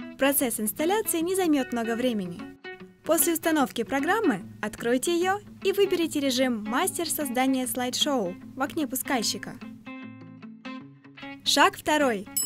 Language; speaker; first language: Russian; native; Russian